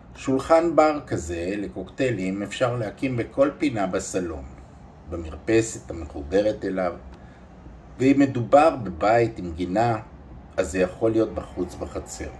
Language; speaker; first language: Hebrew; native; Hebrew